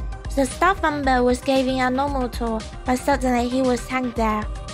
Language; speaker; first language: English; non-native, fluent; Japanese